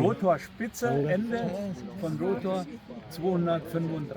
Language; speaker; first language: German; native; German